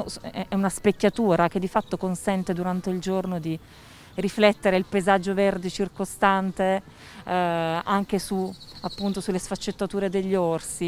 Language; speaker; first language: Italian; native; Italian